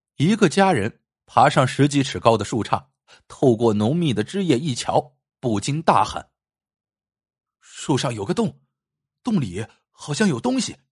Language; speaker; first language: Chinese; native; Chinese